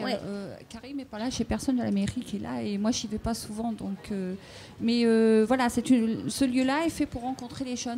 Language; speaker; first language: French; native; French